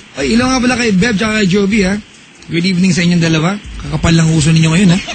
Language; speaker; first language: Filipino; native; Filipino